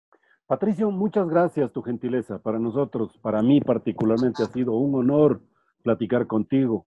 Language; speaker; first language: Spanish; native; Spanish